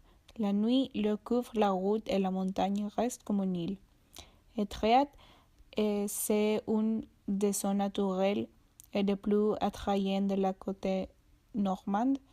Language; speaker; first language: French; non-native, learner; Spanish